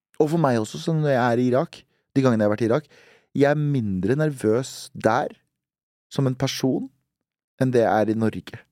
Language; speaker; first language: Norwegian; early bilingual, other home language; Central Kurdish